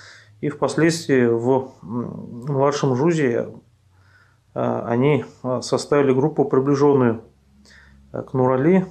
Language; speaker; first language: Russian; native; Russian